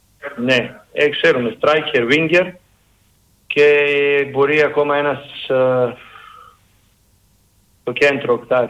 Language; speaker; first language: Greek; non-native, learner; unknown